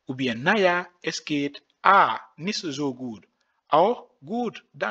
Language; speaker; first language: German; non-native, fluent; French